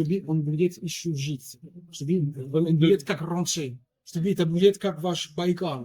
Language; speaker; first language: Russian; non-native, learner; French